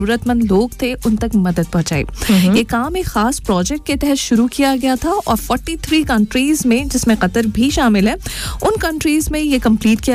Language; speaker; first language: Hindi; native; Hindi